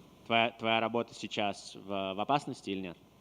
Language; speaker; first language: Russian; native; Russian